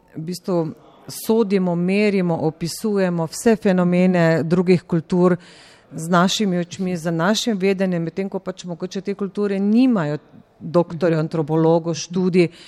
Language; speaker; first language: Slovenian; native; Slovenian